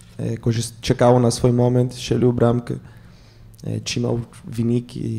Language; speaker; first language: Polish; non-native, fluent; Portuguese